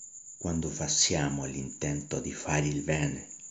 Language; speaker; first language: Italian; non-native, learner; Spanish